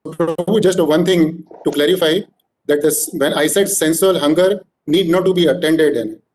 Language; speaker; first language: English; non-native, local second language; Hindi